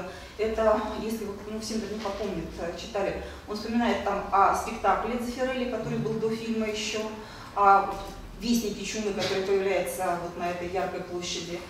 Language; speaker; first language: Russian; native; Russian